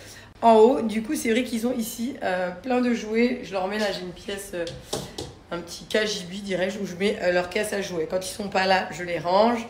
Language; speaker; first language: French; native; French